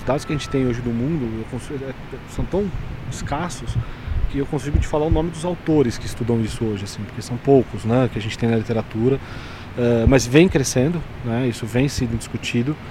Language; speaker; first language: Portuguese; native; Portuguese